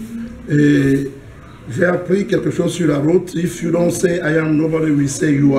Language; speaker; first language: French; non-native, local second language; Ewe